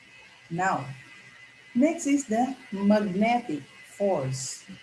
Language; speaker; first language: English; non-native, local second language; Filipino